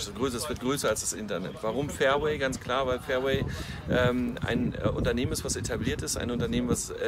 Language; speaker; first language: German; native; German